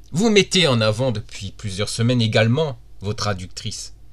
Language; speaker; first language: French; native; French